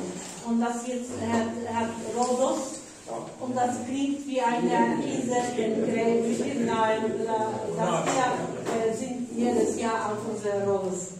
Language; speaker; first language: German; non-native, learner; Polish